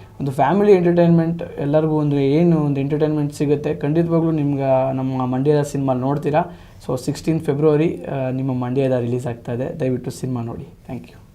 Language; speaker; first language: Kannada; native; Kannada